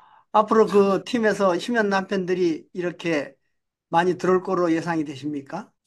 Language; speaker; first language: Korean; native; Korean